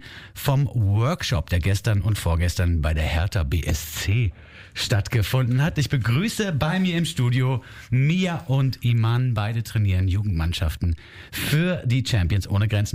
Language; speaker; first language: German; native; German